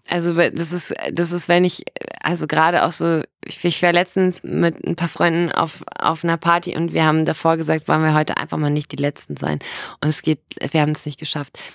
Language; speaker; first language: German; native; German